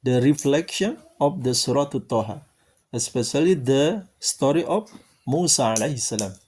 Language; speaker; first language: English; non-native, learner; Indonesian